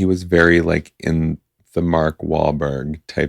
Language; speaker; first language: English; native; English